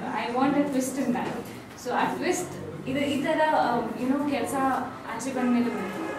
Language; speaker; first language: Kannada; non-native, fluent; Hindi